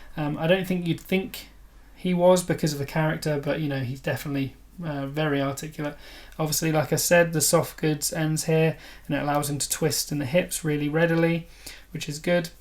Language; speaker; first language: English; native; English